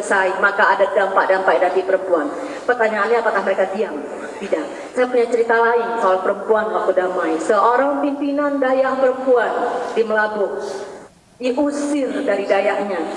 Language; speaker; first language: Indonesian; native; Indonesian